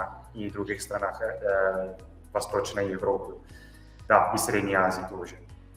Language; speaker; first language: Russian; non-native, fluent; Italian